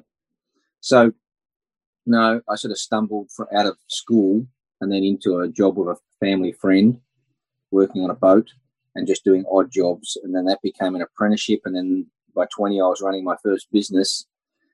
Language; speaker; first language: English; native; English